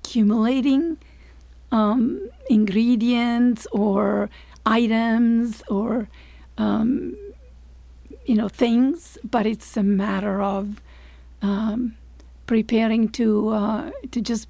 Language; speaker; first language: English; non-native, fluent; Italian